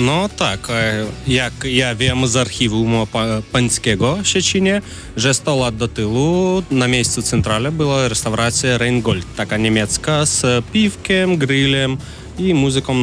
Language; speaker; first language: Polish; non-native, fluent; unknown